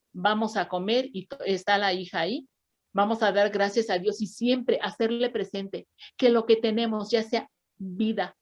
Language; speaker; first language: Spanish; native; Spanish